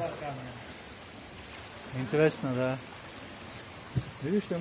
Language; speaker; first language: Russian; non-native, learner; Turkish